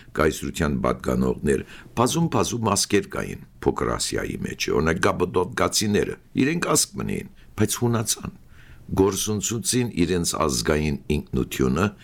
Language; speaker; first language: Armenian; early bilingual, heritage; Armenian